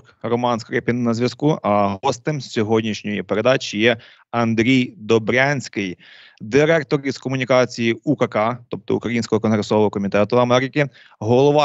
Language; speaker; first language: Ukrainian; native; Ukrainian